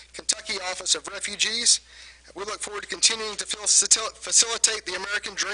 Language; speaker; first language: English; non-native, fluent; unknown